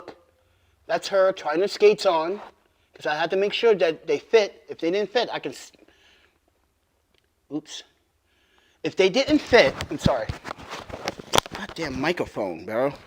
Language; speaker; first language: English; native; English